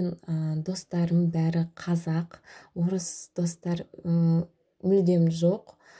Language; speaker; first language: Kazakh; non-native, local second language; Russian